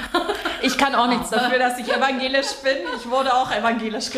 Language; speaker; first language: German; native; German